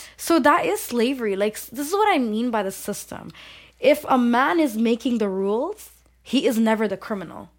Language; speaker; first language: English; early bilingual, other home language; Bangla